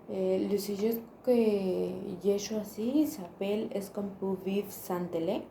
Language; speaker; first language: French; non-native, learner; Spanish